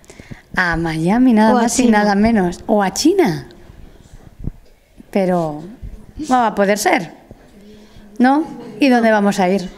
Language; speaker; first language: Spanish; native; Spanish